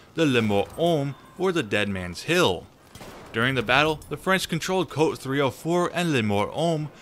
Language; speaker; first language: English; native; English